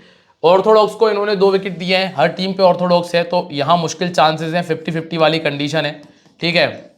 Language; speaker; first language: Hindi; native; Hindi